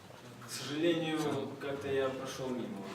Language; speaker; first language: Russian; native; Russian